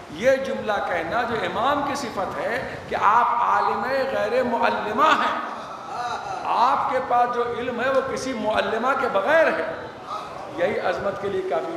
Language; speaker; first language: Urdu; native; Urdu